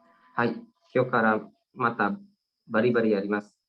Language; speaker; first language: Japanese; non-native, learner; Indonesian